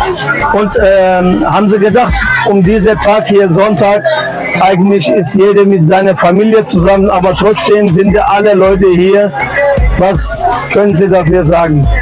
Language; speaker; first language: German; early bilingual, other home language; Turkish